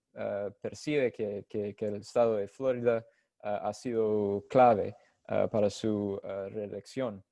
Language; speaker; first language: Spanish; non-native, fluent; English